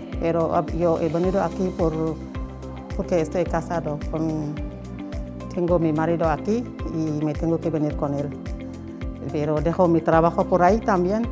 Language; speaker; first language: Spanish; non-native, learner; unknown